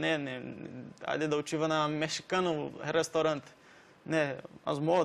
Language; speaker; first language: Bulgarian; non-native, learner; Portuguese